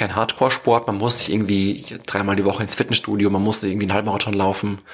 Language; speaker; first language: German; native; German